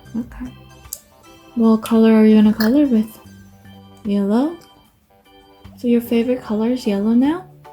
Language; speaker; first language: English; non-native, fluent; Korean